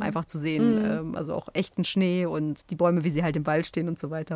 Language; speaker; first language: German; native; German